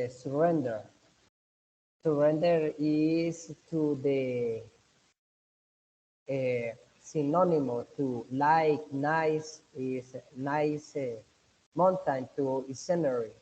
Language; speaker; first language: English; non-native, learner; Spanish